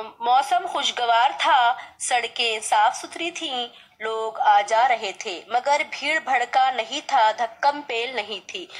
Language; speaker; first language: Urdu; native; Urdu